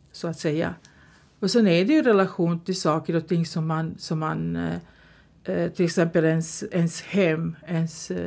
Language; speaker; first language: Swedish; non-native, fluent; Bosnian